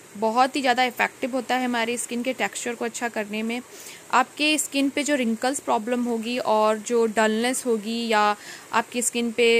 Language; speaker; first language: Hindi; native; Hindi